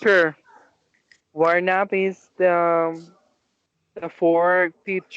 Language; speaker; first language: English; non-native, learner; Spanish